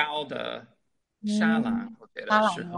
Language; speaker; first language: Chinese; non-native, fluent; English